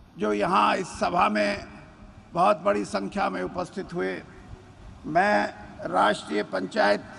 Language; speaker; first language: Hindi; native; Hindi